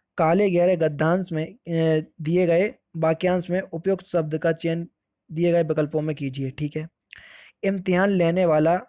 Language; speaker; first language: Hindi; native; Hindi